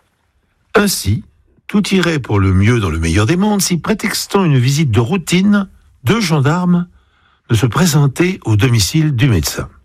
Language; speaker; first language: French; native; French